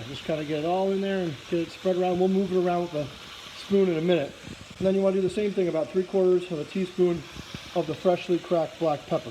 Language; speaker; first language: English; native; English